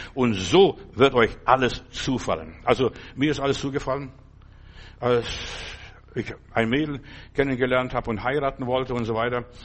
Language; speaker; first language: German; non-native, fluent; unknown